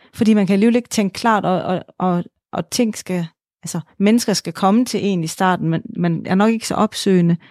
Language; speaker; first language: Danish; native; Danish